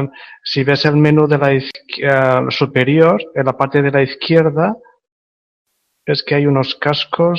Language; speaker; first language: Spanish; native; Spanish